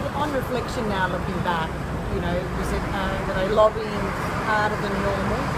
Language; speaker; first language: English; native; English